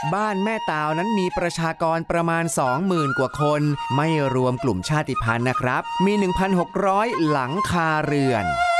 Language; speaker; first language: Thai; native; Thai